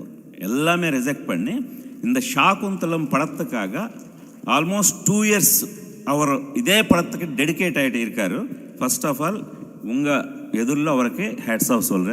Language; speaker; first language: Tamil; non-native, fluent; Telugu